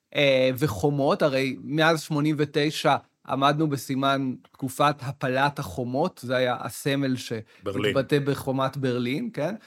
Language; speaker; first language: Hebrew; native; Hebrew